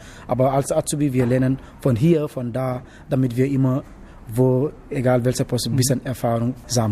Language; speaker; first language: German; non-native, learner; Wolof